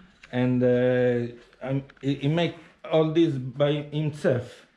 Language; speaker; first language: English; non-native, fluent; Italian